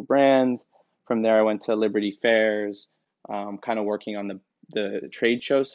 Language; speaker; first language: English; native; English